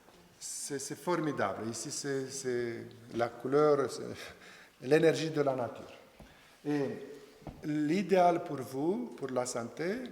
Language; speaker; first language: French; non-native, fluent; Romanian